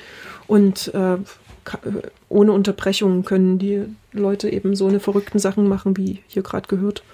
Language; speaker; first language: German; native; German